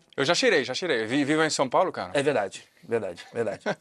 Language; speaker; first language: Portuguese; non-native, fluent; French